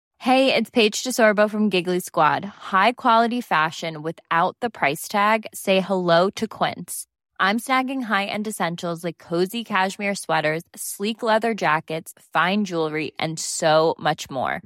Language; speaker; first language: English; native; English